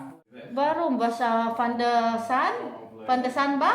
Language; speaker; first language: Dutch; non-native, learner; Filipino